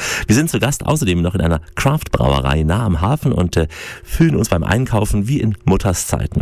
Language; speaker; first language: German; native; German